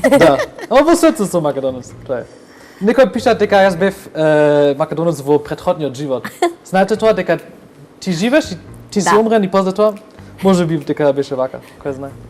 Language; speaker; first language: Macedonian; non-native, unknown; German